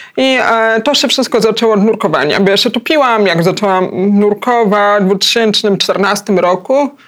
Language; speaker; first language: Polish; early bilingual, heritage; Polish